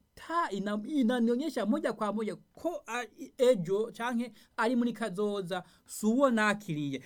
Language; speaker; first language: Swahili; non-native, local second language; Rundi